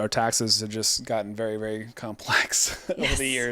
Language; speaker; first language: English; native; English